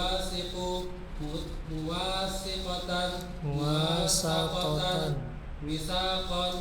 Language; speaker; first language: Arabic; non-native, learner; Indonesian